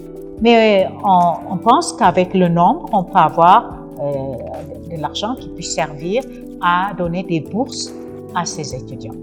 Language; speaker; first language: French; non-native, fluent; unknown